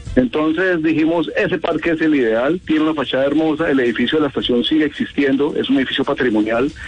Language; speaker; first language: Spanish; native; Spanish